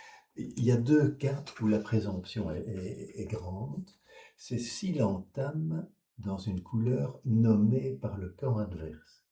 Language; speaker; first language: French; native; French